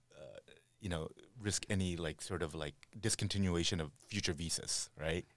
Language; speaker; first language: English; native; English